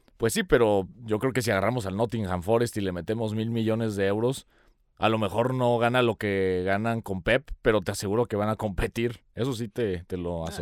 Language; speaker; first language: Spanish; native; Spanish